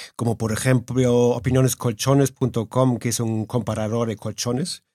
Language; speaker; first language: Spanish; early bilingual, heritage; Spanish